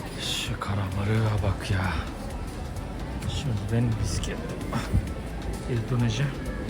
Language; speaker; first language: Turkish; non-native, fluent; Japanese